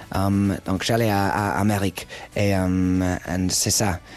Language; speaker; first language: French; non-native, learner; English